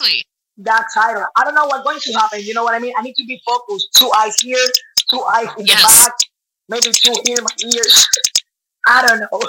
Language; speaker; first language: English; non-native, learner; Spanish